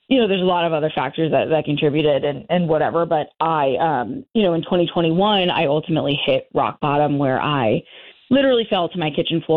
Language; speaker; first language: English; native; English